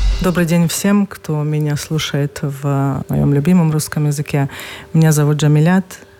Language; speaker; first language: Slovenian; non-native, fluent; Russian